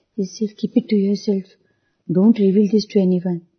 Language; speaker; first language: English; non-native, local second language; Marathi